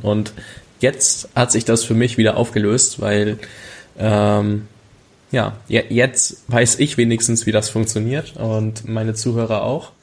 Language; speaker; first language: German; native; German